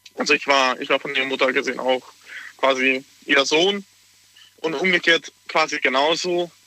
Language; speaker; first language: German; non-native, fluent; Hungarian